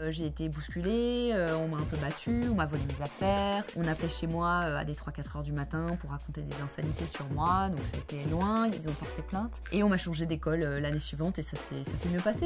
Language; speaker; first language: French; native; French